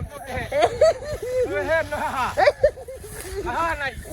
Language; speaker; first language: English; non-native, local second language; Fijian